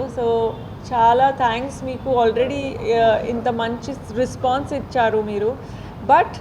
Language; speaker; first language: Telugu; non-native, fluent; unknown